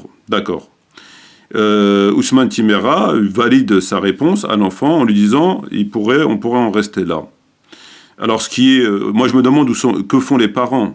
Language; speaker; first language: French; native; French